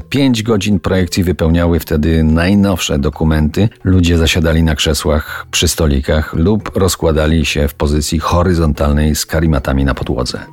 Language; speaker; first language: Polish; native; Polish